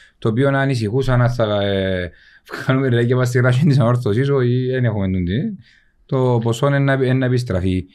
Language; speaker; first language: Greek; native; Greek